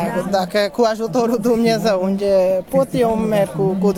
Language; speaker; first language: Romanian; non-native, learner; Hungarian